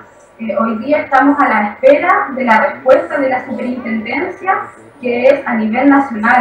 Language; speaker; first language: Spanish; native; Spanish